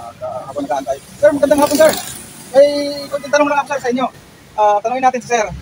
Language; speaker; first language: Filipino; native; Filipino